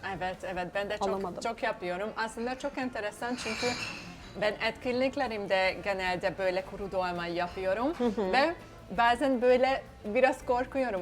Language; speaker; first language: Turkish; non-native, fluent; Hungarian